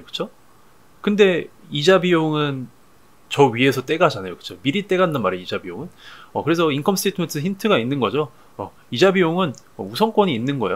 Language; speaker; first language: Korean; native; Korean